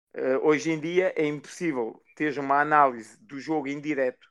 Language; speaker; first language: Portuguese; early bilingual, heritage; Portuguese